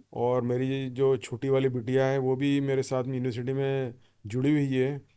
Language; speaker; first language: Hindi; native; Hindi